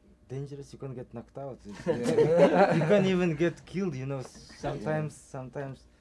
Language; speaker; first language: English; non-native, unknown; Russian